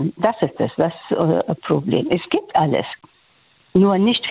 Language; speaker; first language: German; non-native, fluent; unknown